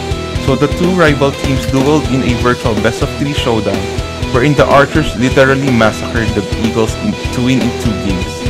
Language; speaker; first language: English; non-native, local second language; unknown